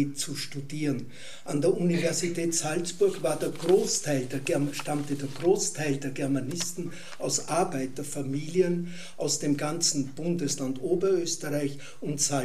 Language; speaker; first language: German; native; German